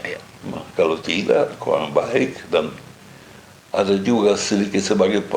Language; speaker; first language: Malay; non-native, fluent; Dutch